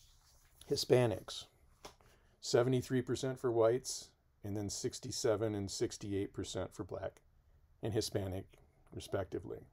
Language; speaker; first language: English; native; English